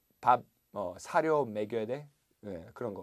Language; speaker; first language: Korean; non-native, fluent; English